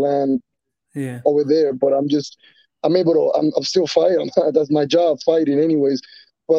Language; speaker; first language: English; non-native, fluent; Spanish